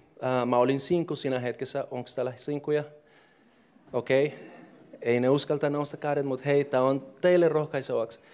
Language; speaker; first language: Finnish; non-native, fluent; English